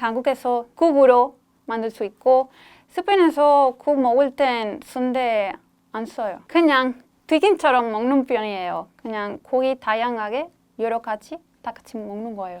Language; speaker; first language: Korean; non-native, fluent; Spanish